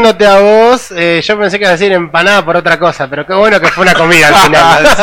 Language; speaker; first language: Spanish; native; Spanish